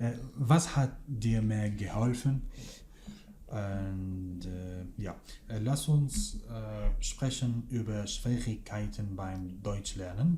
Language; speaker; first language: German; non-native, fluent; Kurdish